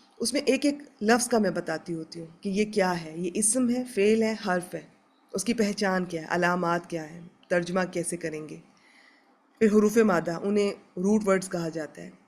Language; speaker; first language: Urdu; native; Urdu